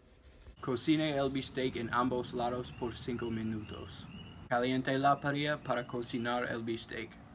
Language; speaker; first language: Spanish; non-native, learner; English